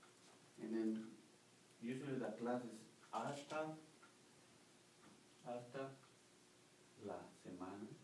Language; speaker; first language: English; non-native, learner; Spanish